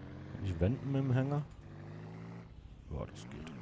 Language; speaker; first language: German; native; German